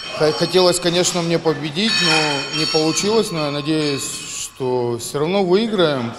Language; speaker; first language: Russian; native; Russian